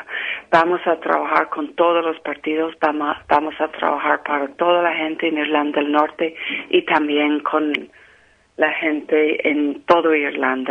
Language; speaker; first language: Spanish; non-native, fluent; English